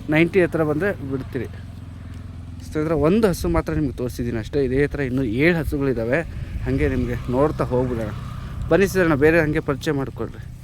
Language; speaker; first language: Kannada; native; Kannada